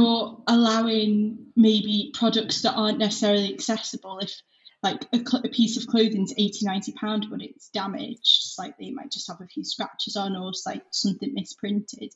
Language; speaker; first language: English; native; English